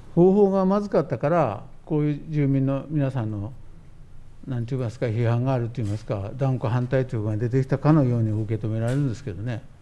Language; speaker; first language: Japanese; native; Japanese